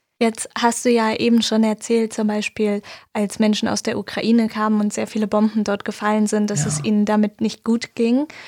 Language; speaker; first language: German; native; German